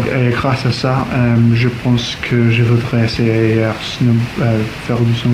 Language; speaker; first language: French; non-native, learner; English